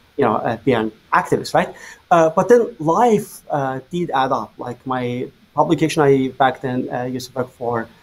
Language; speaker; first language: English; non-native, fluent; Azerbaijani